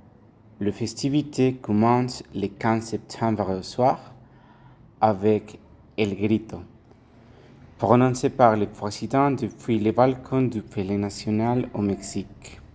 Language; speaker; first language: French; non-native, learner; Spanish